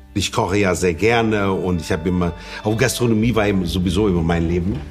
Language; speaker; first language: German; non-native, fluent; Portuguese